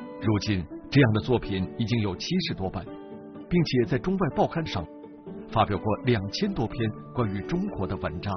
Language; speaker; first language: Chinese; native; Chinese